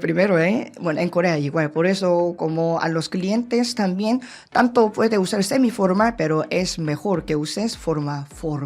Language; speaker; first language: Spanish; non-native, learner; Korean